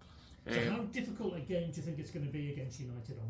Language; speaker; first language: English; native; English